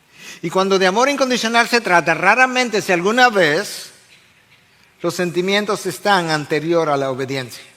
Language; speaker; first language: Spanish; native; Spanish